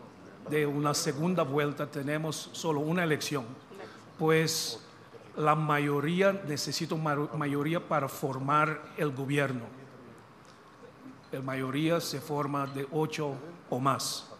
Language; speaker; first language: Spanish; non-native, fluent; English